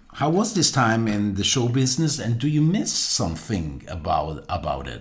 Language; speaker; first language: English; non-native, learner; German